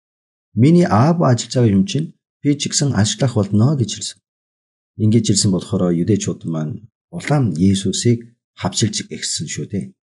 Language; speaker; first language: Mongolian; non-native, fluent; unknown